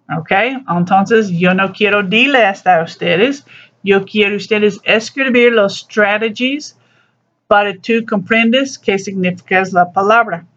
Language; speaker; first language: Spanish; non-native, learner; English